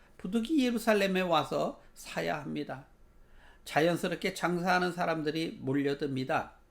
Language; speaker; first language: Korean; native; Korean